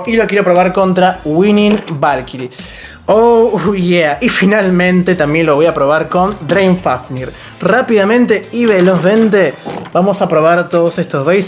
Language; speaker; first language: Spanish; native; Spanish